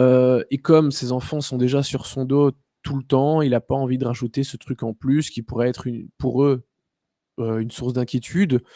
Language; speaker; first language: French; native; French